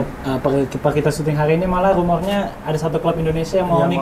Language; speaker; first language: Indonesian; native; Indonesian